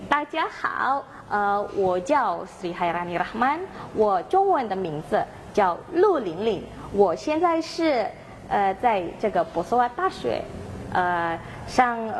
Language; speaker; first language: Chinese; non-native, fluent; Indonesian